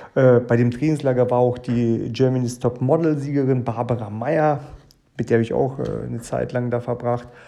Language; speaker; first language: German; early bilingual, other home language; Russian